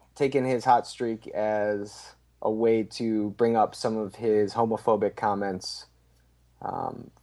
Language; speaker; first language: English; native; English